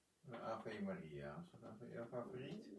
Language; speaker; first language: Dutch; native; Dutch